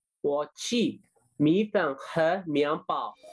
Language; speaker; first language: Chinese; non-native, learner; Arabic